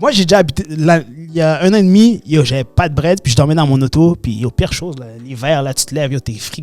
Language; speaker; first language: French; native; French